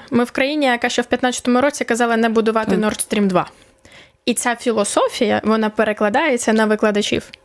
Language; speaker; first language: Ukrainian; native; Ukrainian